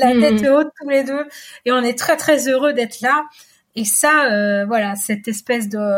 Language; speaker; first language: French; native; French